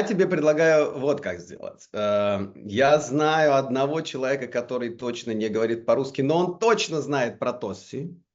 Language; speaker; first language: Russian; native; Russian